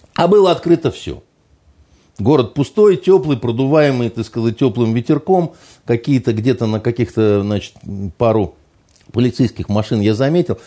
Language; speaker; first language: Russian; native; Russian